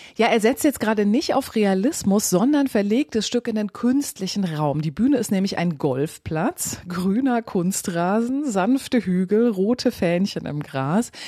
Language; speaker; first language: German; native; German